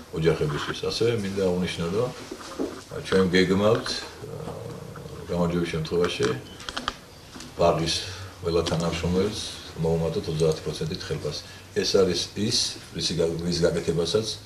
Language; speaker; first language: Georgian; native; Georgian